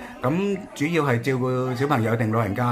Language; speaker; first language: Cantonese; native; Cantonese